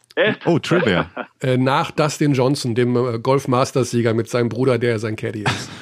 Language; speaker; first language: German; native; German